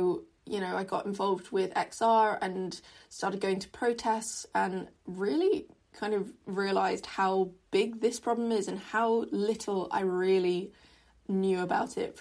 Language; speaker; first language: English; non-native, local second language; Cantonese